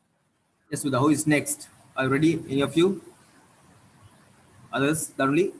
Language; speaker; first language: English; non-native, local second language; Sinhala